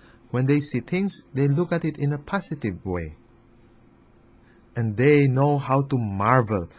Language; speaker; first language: English; non-native, fluent; Chinese